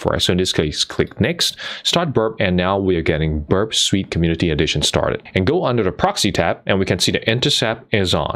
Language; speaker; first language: English; non-native, fluent; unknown